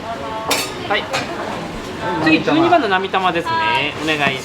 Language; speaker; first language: Japanese; native; Japanese